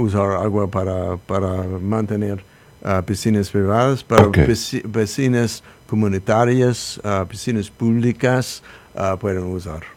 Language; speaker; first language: Spanish; non-native, learner; English